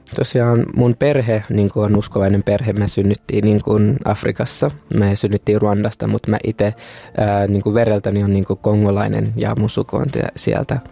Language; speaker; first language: Finnish; early bilingual, other home language; Kinyarwanda